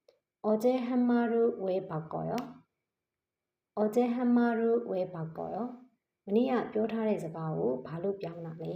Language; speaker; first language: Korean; non-native, fluent; Burmese